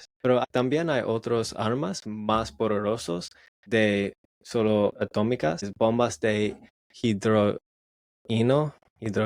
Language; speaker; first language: Spanish; non-native, learner; English